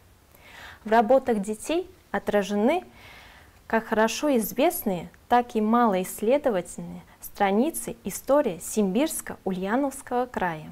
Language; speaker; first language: Russian; non-native, local second language; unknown